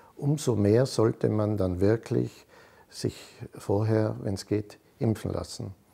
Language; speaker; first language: German; native; German